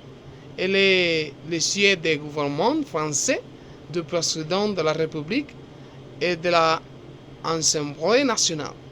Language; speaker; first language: French; non-native, learner; Spanish